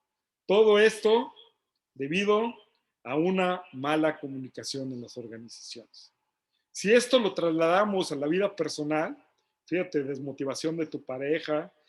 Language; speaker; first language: Spanish; native; Spanish